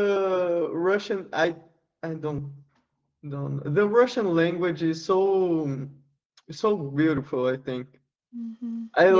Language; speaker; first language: English; non-native, learner; Portuguese